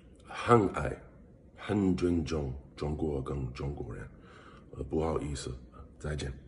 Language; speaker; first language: Chinese; non-native, learner; English